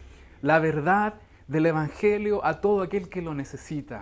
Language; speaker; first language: Spanish; native; Spanish